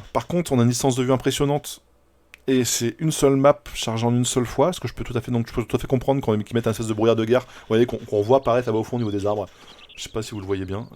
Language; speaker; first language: French; native; French